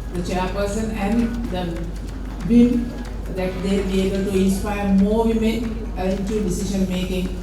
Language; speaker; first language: English; non-native, local second language; Sinhala